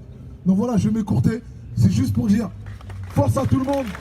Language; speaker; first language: French; native; French